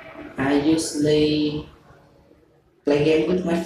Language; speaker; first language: English; non-native, learner; Vietnamese